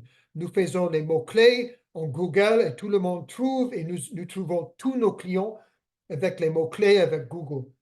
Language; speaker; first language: French; non-native, fluent; English